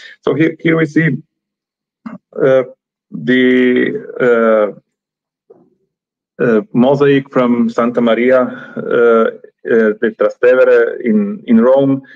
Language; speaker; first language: English; non-native, fluent; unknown